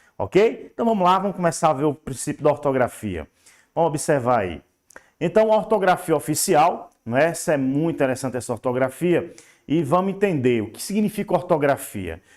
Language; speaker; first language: Portuguese; native; Portuguese